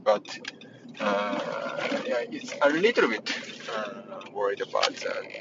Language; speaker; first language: English; non-native, learner; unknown